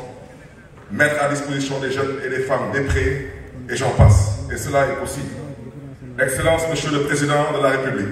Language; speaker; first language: French; non-native, local second language; Wolof